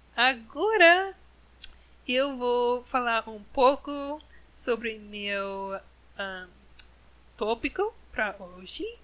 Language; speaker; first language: Portuguese; non-native, learner; English